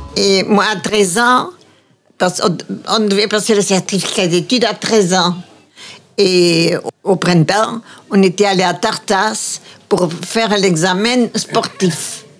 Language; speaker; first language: French; native; French